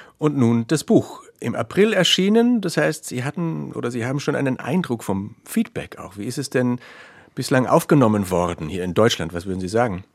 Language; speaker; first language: German; native; German